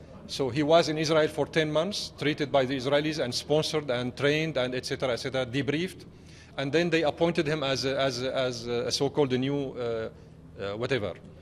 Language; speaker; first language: English; non-native, fluent; Arabic